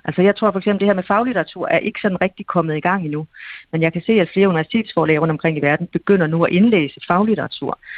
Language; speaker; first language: Danish; native; Danish